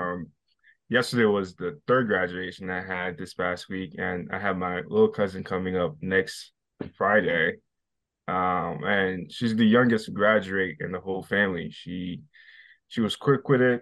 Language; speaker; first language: English; non-native, fluent; Haitian Creole